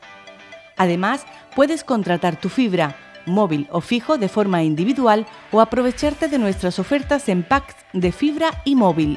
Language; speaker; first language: Spanish; native; Spanish